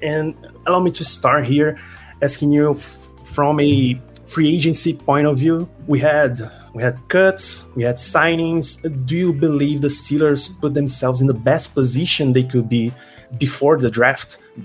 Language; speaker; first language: English; non-native, fluent; Portuguese